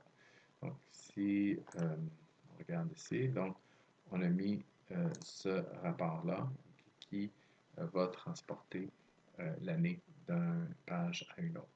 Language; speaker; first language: French; native; French